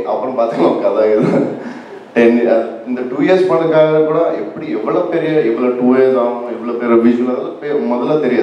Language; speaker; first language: Tamil; non-native, learner; Telugu